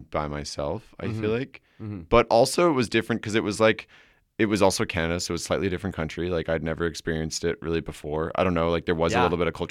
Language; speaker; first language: English; native; English